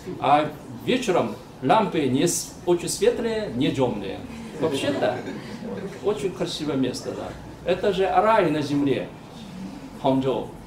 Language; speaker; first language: Russian; non-native, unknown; Chinese